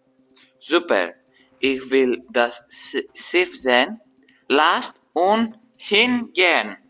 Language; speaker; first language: German; non-native, learner; Greek